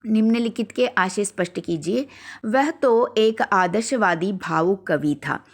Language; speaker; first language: Hindi; non-native, local second language; Malayalam